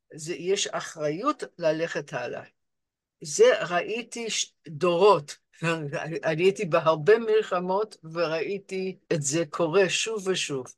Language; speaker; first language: Hebrew; non-native, fluent; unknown